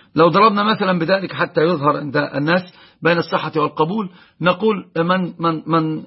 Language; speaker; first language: Arabic; native; Arabic